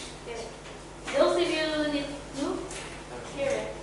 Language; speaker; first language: English; non-native, fluent; Indonesian